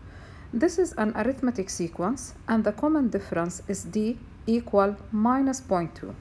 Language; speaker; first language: English; non-native, fluent; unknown